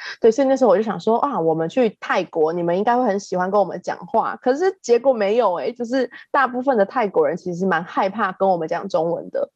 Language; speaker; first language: Chinese; native; Chinese